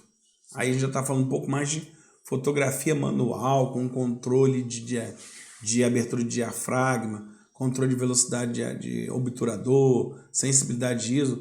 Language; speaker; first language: Portuguese; native; Portuguese